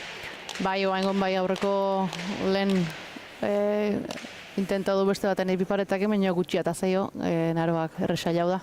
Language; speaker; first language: Basque; native; Basque